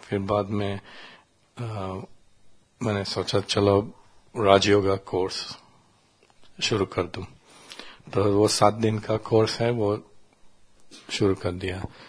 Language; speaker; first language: Hindi; non-native, learner; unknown